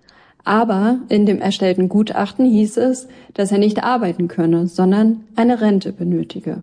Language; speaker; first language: German; native; German